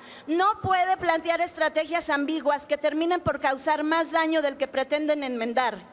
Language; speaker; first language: Spanish; native; Spanish